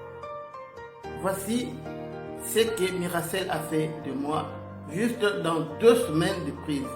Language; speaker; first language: French; non-native, local second language; Lingala